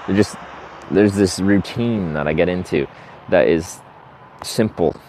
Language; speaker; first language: English; native; English